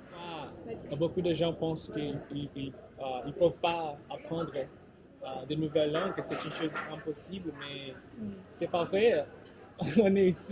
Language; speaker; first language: French; non-native, fluent; Portuguese